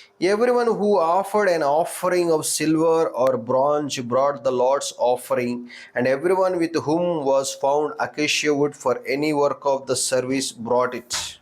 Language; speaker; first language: English; non-native, local second language; Telugu